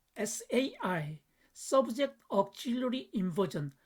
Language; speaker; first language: English; non-native, fluent; Korean